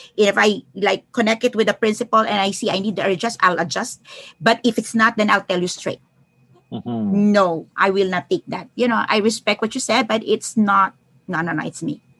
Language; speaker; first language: English; non-native, local second language; Filipino